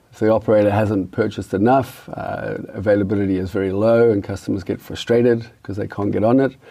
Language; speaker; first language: English; native; English